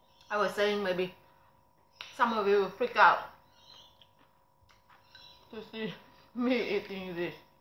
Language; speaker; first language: English; non-native, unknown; Vietnamese